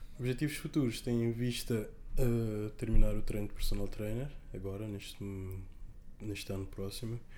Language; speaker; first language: Portuguese; non-native, local second language; Kabuverdianu